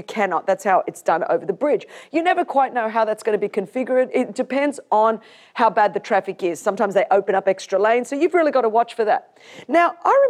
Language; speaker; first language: English; native; English